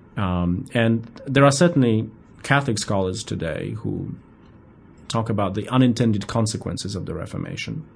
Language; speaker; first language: English; non-native, fluent; Polish